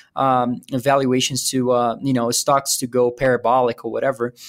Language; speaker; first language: English; non-native, fluent; Portuguese